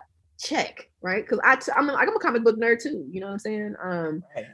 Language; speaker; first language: English; native; English